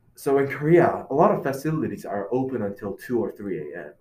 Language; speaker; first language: English; non-native, fluent; Korean